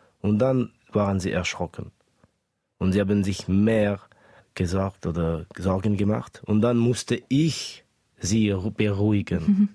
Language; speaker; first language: German; early bilingual, other home language; Estonian